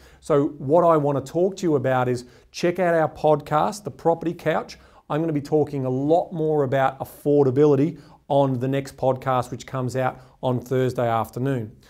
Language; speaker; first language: English; native; English